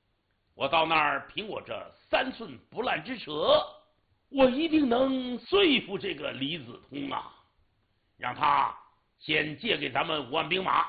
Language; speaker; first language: Chinese; native; Chinese